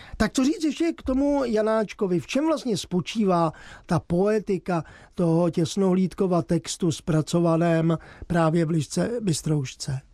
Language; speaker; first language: Czech; native; Czech